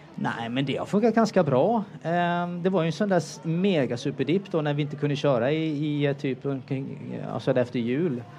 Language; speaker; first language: Swedish; native; Swedish